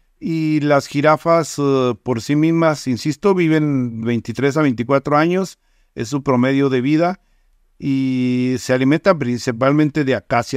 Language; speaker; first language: Spanish; native; Spanish